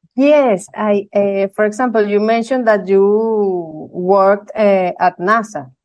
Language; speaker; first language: English; non-native, fluent; Spanish